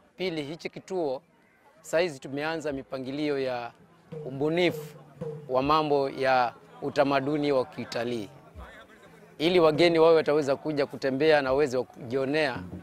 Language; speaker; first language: Swahili; non-native, local second language; Giryama